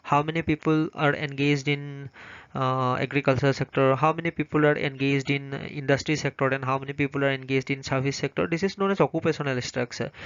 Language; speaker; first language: English; non-native, local second language; Assamese